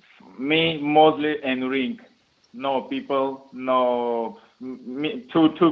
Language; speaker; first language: English; non-native, learner; Russian